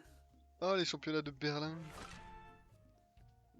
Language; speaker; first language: French; native; French